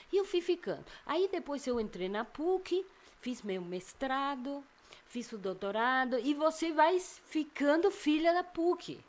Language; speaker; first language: Portuguese; non-native, fluent; Spanish